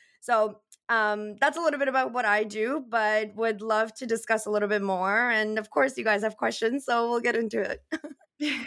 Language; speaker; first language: English; early bilingual, other home language; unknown